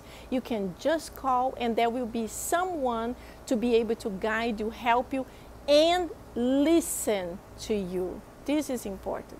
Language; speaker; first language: English; non-native, fluent; Portuguese